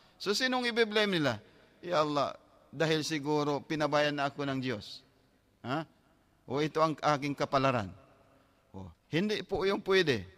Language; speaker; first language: Filipino; non-native, local second language; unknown